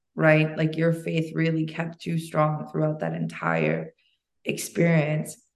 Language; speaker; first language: English; early bilingual, other home language; Albanian